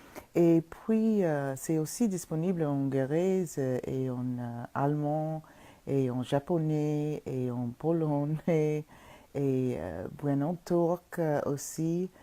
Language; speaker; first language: French; non-native, fluent; English